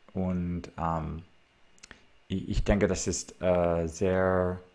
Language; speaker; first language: German; non-native, learner; English